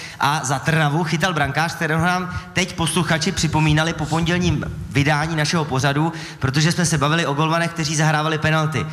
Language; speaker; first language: Czech; native; Czech